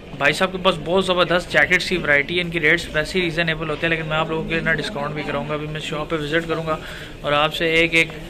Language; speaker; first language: Urdu; non-native, local second language; Punjabi